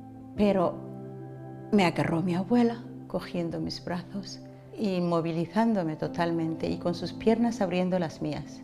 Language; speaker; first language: Spanish; non-native, fluent; Somali